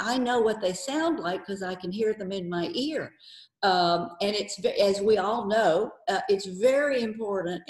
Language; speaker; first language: English; native; English